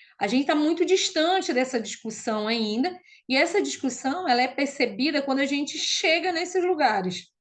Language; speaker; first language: Portuguese; non-native, local second language; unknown